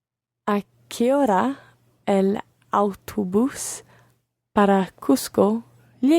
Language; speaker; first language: Spanish; non-native, learner; English